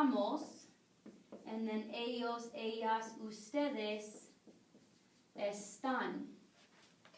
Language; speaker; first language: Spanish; non-native, fluent; English